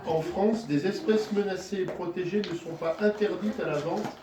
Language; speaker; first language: French; native; French